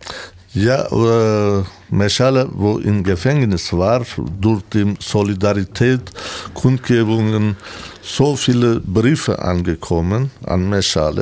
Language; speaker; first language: German; non-native, learner; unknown